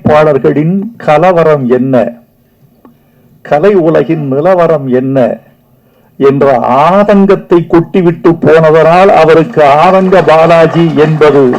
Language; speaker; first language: Tamil; native; Tamil